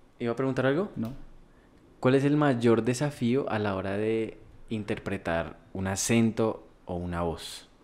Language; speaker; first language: Spanish; native; Spanish